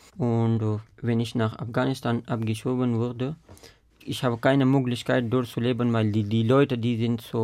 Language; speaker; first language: German; non-native, fluent; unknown